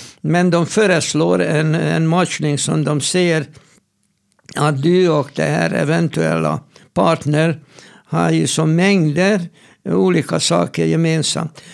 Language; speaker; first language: Swedish; non-native, fluent; Hungarian